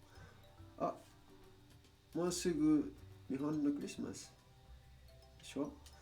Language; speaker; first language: Japanese; non-native, learner; Spanish